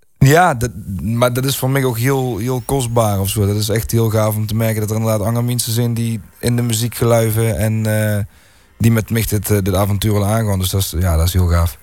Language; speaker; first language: Dutch; native; Dutch